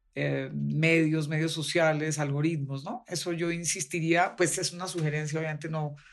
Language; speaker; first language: Spanish; native; Spanish